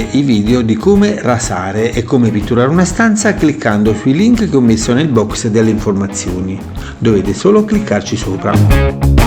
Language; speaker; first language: Italian; native; Italian